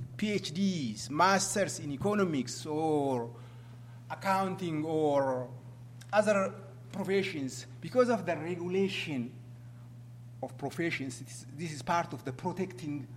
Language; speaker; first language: English; non-native, fluent; Amharic